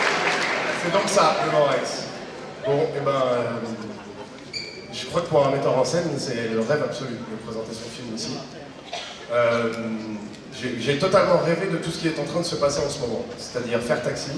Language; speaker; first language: French; native; French